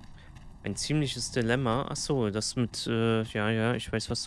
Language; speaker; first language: German; native; German